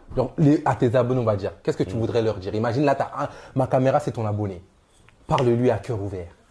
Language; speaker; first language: French; native; French